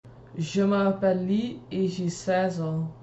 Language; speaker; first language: French; non-native, local second language; Dutch